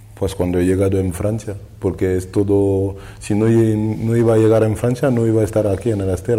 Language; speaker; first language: Spanish; non-native, learner; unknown